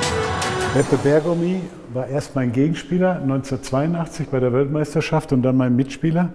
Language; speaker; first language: German; native; German